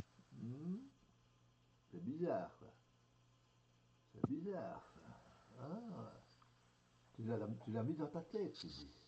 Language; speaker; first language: French; native; French